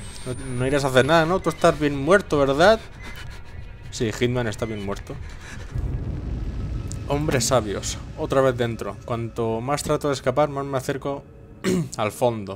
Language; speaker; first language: Spanish; native; Spanish